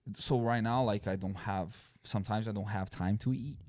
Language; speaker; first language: English; non-native, fluent; Portuguese